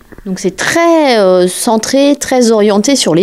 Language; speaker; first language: French; native; French